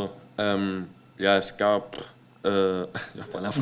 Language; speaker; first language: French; early bilingual, heritage; French